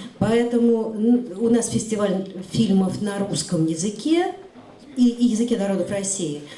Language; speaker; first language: Russian; native; Russian